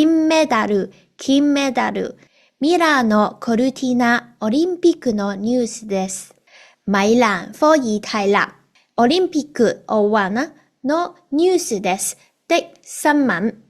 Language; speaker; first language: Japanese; non-native, fluent; Cantonese